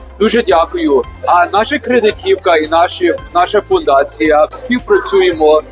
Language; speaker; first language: Ukrainian; early bilingual, heritage; Ukrainian